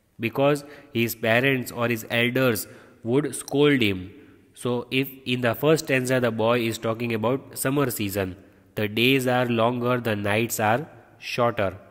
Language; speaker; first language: English; non-native, local second language; Gujarati